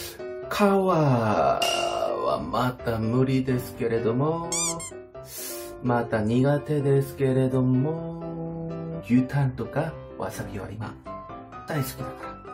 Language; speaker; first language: Japanese; non-native, fluent; Korean